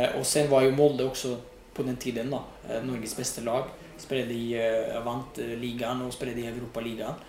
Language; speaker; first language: Swedish; non-native, fluent; Riffian